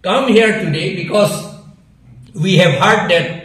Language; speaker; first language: English; non-native, local second language; Assamese